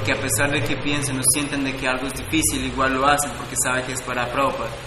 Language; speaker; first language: Spanish; native; Spanish